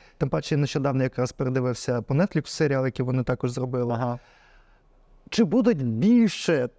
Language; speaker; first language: Ukrainian; non-native, local second language; Russian